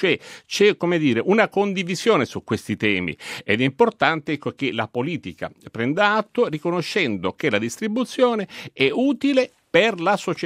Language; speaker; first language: Italian; native; Italian